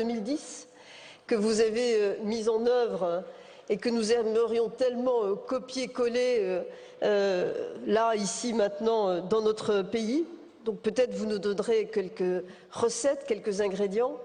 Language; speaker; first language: French; native; French